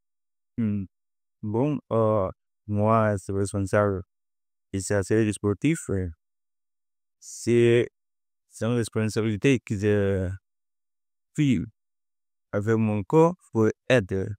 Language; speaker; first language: French; non-native, learner; Portuguese